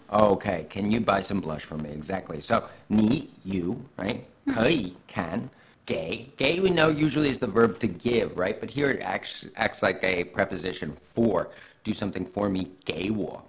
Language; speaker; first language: English; native; English